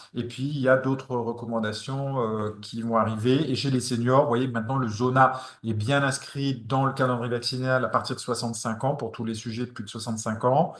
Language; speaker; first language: French; native; French